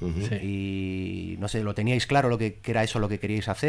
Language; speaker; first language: Spanish; native; Spanish